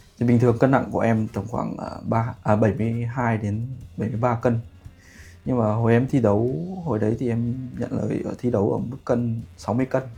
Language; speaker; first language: Vietnamese; native; Vietnamese